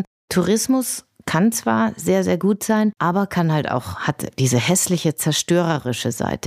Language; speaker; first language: German; native; German